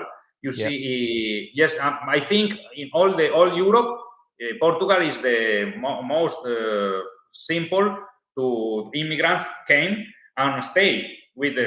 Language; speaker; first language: English; non-native, learner; Italian